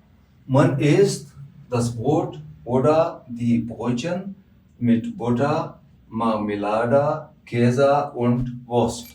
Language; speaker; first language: German; non-native, learner; Pashto